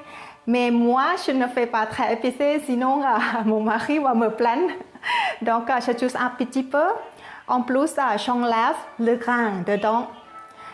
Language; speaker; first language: French; non-native, fluent; Thai